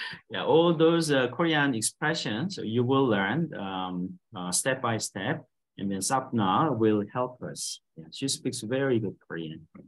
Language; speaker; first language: English; non-native, fluent; Korean